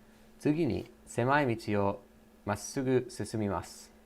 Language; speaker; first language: Japanese; non-native, learner; English